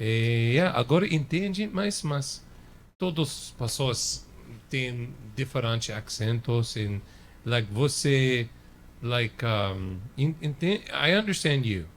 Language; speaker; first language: Portuguese; non-native, learner; English